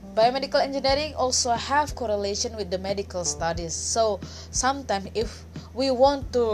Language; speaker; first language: English; non-native, fluent; Indonesian